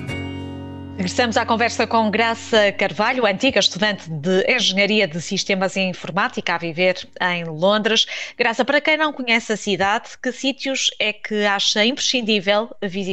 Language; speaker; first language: Portuguese; native; Portuguese